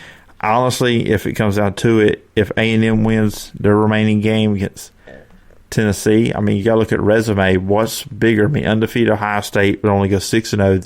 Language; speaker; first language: English; native; English